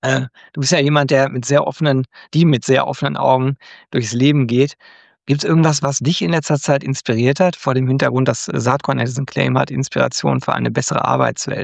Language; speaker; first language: German; native; German